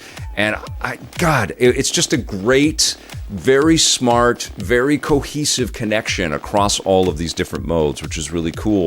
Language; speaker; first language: English; native; English